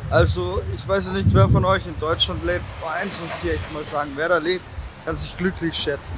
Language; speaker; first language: German; native; German